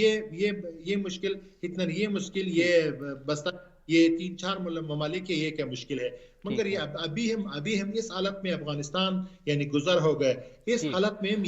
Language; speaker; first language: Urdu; non-native, learner; Pashto